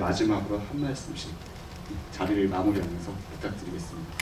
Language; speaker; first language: Korean; native; Korean